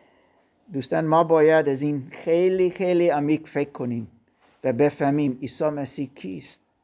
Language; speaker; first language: Persian; non-native, learner; German